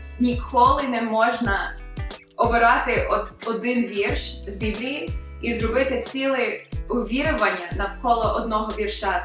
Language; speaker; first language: Ukrainian; early bilingual, other home language; English